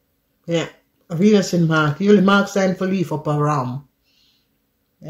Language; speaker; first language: Dutch; non-native, learner; English